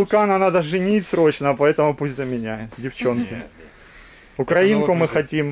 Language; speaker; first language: Russian; native; Russian